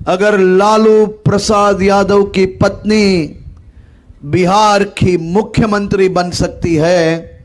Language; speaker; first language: Hindi; non-native, local second language; Gujarati